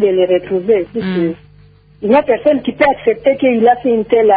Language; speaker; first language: French; non-native, local second language; Nande